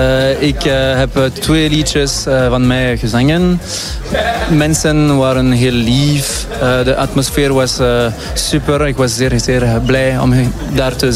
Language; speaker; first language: Dutch; non-native, local second language; French